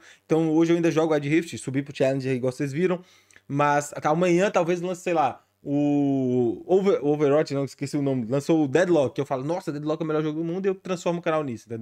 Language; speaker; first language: Portuguese; native; Portuguese